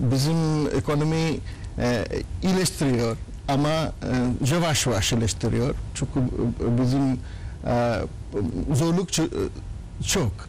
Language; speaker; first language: Turkish; non-native, learner; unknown